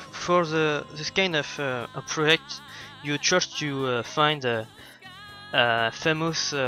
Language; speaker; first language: English; non-native, learner; French